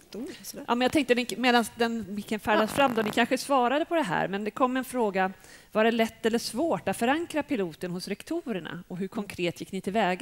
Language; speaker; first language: Swedish; native; Swedish